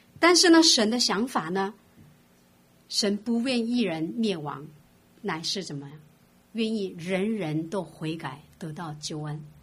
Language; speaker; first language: Chinese; non-native, fluent; Korean